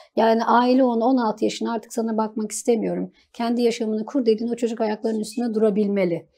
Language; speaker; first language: Turkish; native; Turkish